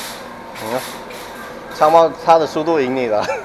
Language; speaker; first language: Chinese; native; Chinese